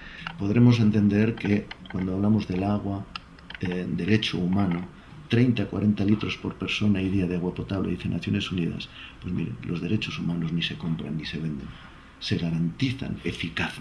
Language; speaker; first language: Spanish; native; Spanish